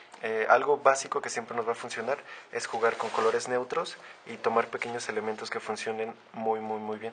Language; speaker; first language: Spanish; native; Spanish